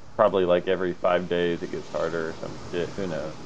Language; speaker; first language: English; native; English